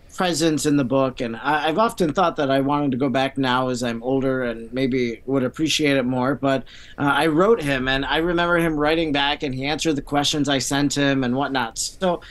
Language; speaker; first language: English; native; English